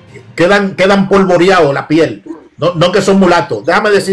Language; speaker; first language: Spanish; native; Spanish